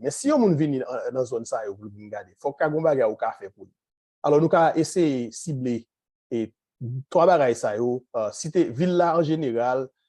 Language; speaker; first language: French; non-native, local second language; Haitian Creole